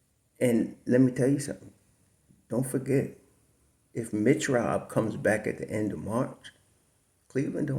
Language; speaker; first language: English; native; English